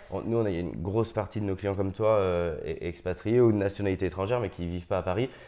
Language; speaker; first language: French; native; French